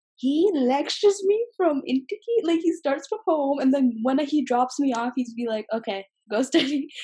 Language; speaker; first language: English; native; English